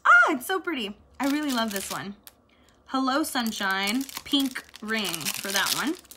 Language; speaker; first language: English; early bilingual, other home language; Spanish